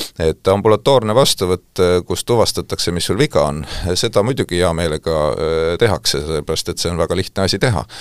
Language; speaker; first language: Estonian; non-native, local second language; Russian